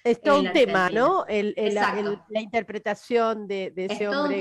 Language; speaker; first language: Spanish; native; Spanish